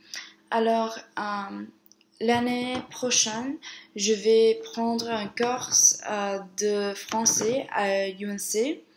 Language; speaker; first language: French; non-native, learner; English